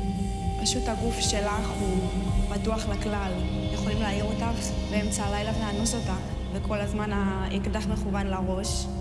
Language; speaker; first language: Hebrew; native; Hebrew